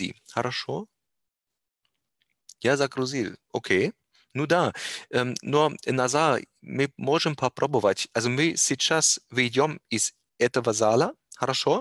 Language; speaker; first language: Russian; non-native, learner; German